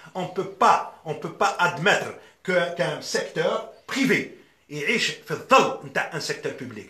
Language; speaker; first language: French; non-native, local second language; Arabic